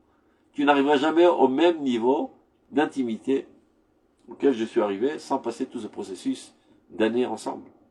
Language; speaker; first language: French; native; French